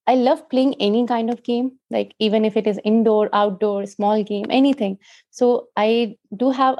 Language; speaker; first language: English; non-native, local second language; Hindi